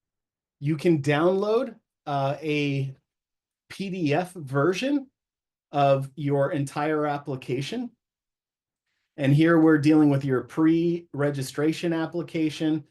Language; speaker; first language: English; native; English